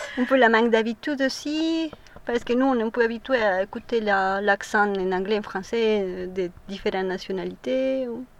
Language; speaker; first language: French; non-native, fluent; Spanish